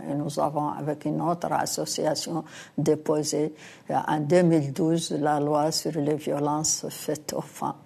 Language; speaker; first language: French; non-native, local second language; Arabic